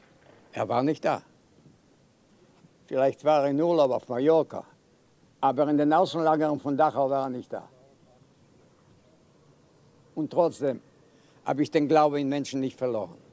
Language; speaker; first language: German; non-native, fluent; Yiddish